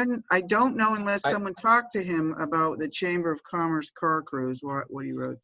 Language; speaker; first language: English; native; English